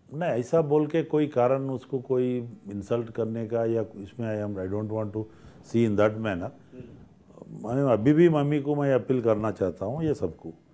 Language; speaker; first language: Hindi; non-native, local second language; Telugu